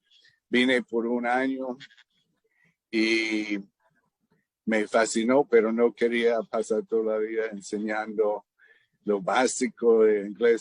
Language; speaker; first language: Spanish; non-native, fluent; English